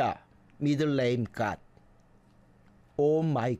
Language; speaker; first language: English; non-native, learner; Korean